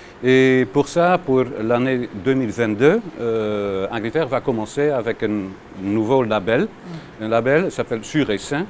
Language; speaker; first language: French; non-native, learner; Dutch